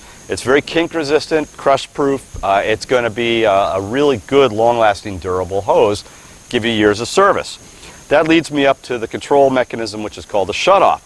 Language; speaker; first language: English; native; English